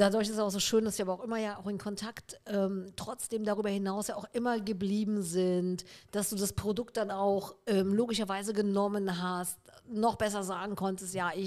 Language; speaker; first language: German; native; German